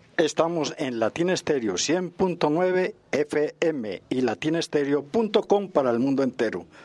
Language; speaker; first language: Spanish; native; Spanish